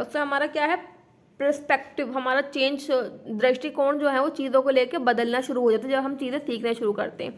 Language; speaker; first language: Hindi; native; Hindi